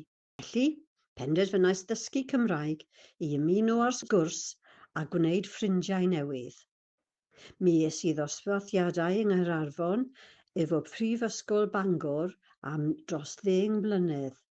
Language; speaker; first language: Welsh; non-native, fluent; English